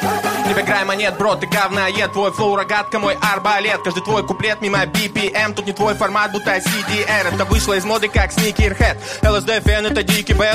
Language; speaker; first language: Russian; native; Russian